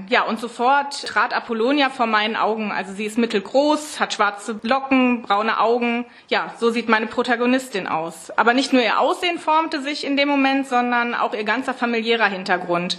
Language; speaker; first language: German; native; German